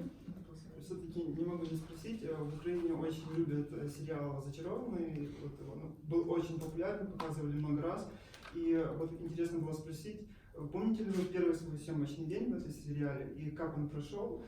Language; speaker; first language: Russian; native; Russian